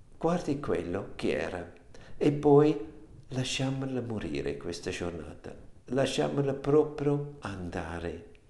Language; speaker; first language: Italian; non-native, fluent; German